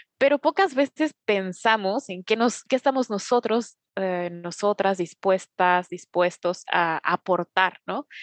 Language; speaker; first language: Spanish; native; Spanish